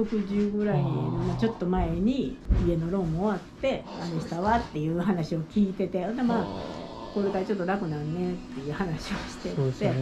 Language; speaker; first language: Japanese; native; Japanese